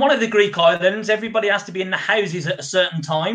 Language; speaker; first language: English; native; English